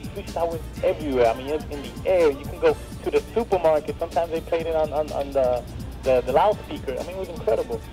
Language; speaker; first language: English; native; English